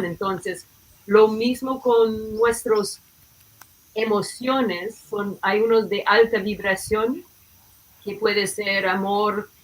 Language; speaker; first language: Spanish; non-native, fluent; English